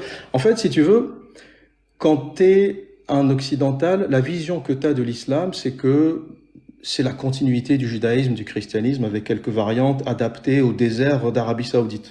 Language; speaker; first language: French; native; French